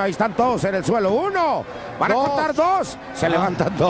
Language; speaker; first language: Spanish; native; Spanish